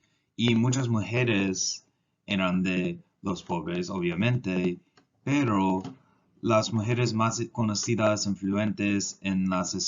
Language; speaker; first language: Spanish; non-native, learner; English